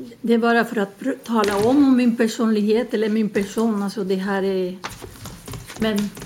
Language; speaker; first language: Swedish; non-native, learner; Spanish